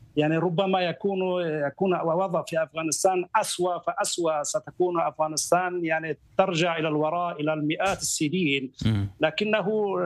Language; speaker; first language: Arabic; non-native, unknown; Persian